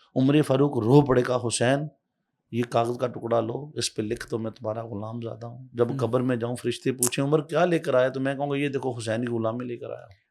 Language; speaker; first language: Urdu; native; Urdu